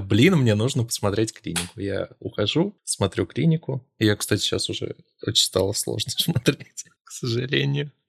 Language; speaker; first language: Russian; native; Russian